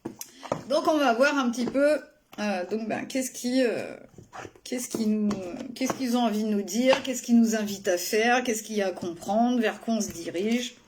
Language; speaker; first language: French; native; French